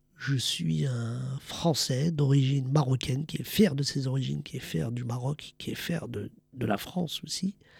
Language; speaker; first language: French; early bilingual, other home language; Arabic